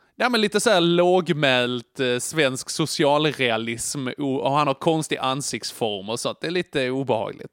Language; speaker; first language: Swedish; native; Swedish